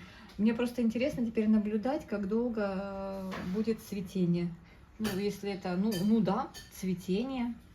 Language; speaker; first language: Russian; native; Russian